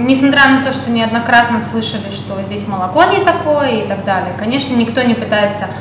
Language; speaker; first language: Russian; native; Russian